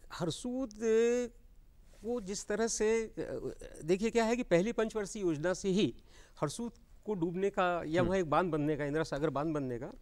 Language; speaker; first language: Hindi; native; Hindi